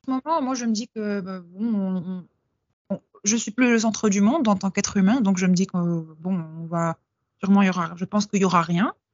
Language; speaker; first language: French; non-native, local second language; Arabic